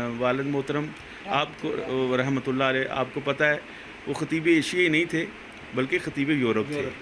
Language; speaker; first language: Urdu; non-native, local second language; Punjabi